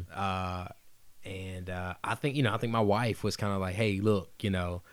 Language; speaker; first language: English; native; English